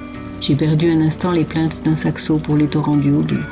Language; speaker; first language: French; native; French